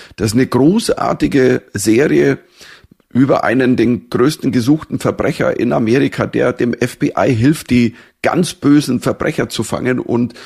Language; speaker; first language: German; native; German